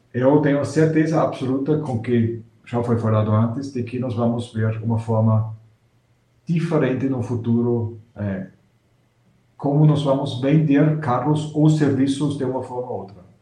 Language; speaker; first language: Portuguese; non-native, fluent; German